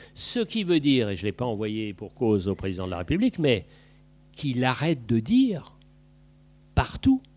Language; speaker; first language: French; native; French